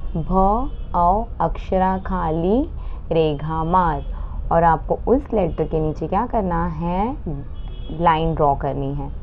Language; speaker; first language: Hindi; non-native, local second language; Marathi